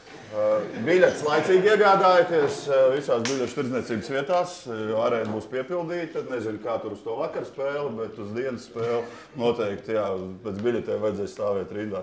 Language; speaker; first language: Latvian; native; Latvian